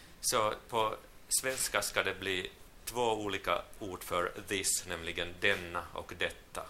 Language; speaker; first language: Swedish; non-native, local second language; Finnish